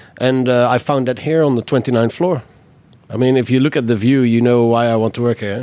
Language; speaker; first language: English; non-native, fluent; Dutch